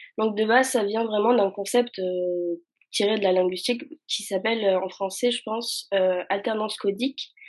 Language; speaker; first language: French; early bilingual, other home language; Arabic